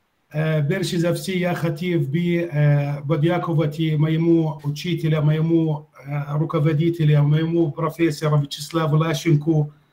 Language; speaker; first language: Ukrainian; non-native, fluent; Arabic